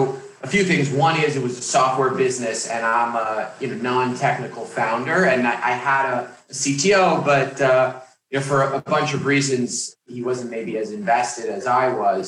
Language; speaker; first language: English; native; English